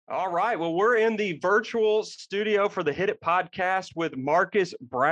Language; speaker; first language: English; native; English